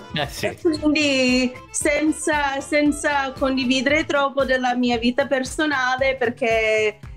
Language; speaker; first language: Italian; non-native, fluent; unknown